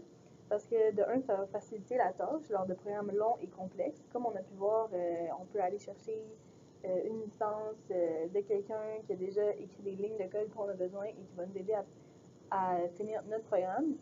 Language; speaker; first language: French; native; French